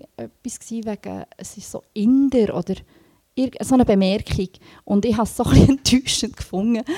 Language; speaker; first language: German; native; German